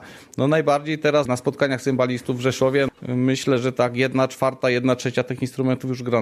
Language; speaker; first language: Polish; native; Polish